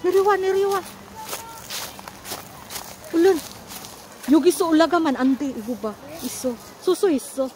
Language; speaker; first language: Korean; non-native, learner; Filipino